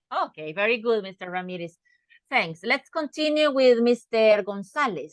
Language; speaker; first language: English; non-native, fluent; Spanish